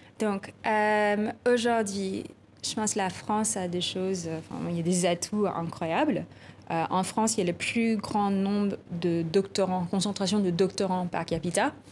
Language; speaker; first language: French; non-native, fluent; Filipino